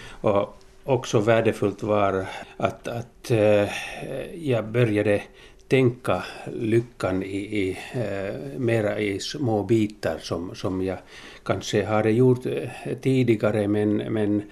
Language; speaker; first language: Swedish; non-native, local second language; Finnish